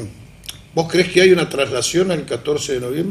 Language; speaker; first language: Spanish; native; Spanish